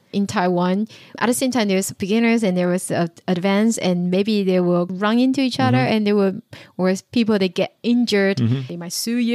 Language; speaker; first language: English; non-native, fluent; Chinese